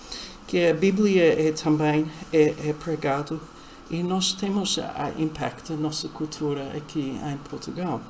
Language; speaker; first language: Portuguese; non-native, fluent; English